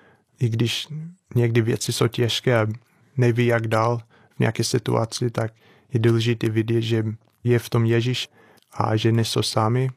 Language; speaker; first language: Czech; non-native, fluent; English